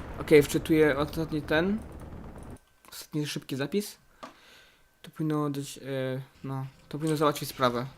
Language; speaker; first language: Polish; native; Polish